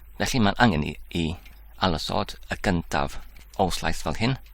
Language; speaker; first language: Welsh; non-native, local second language; English